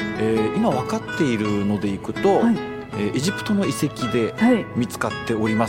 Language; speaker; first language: Japanese; native; Japanese